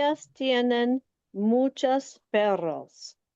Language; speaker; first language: Spanish; non-native, learner; English